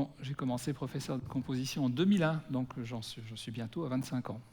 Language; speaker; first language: French; native; French